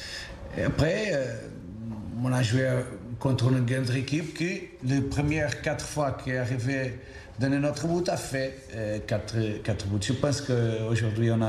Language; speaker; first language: French; non-native, fluent; Portuguese